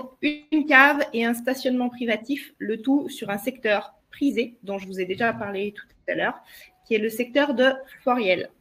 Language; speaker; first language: French; native; French